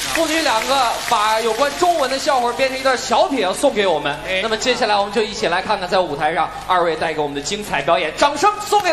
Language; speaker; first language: Chinese; native; Chinese